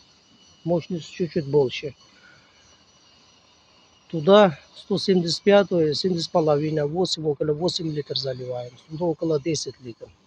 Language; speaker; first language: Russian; non-native, local second language; Uzbek